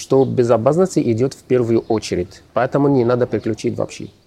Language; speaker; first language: Russian; non-native, learner; Arabic